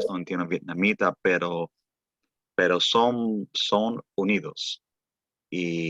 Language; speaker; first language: Spanish; early bilingual, heritage; Spanish